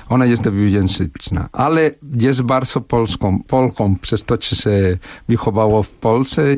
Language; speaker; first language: Polish; non-native, fluent; Spanish